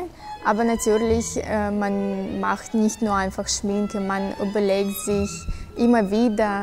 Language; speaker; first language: German; non-native, fluent; Russian